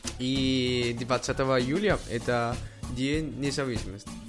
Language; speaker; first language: Russian; non-native, learner; Spanish